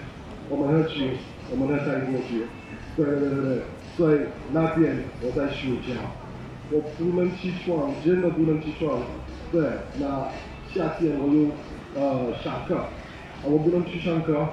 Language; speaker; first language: Chinese; non-native, learner; English